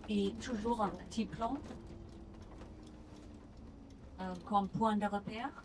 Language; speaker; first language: French; non-native, fluent; English